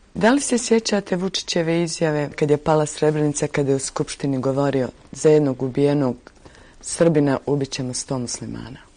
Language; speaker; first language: Bosnian; native; Bosnian